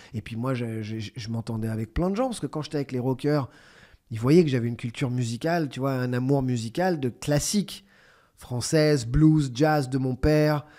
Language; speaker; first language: French; native; French